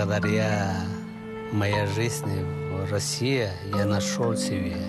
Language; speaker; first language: Russian; non-native, fluent; Chinese